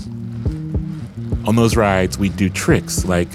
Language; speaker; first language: English; native; English